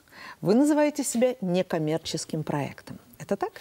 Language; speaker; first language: Russian; native; Russian